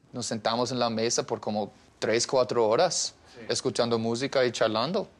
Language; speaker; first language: Spanish; non-native, fluent; English